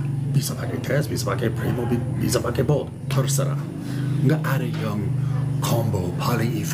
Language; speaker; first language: Indonesian; non-native, learner; English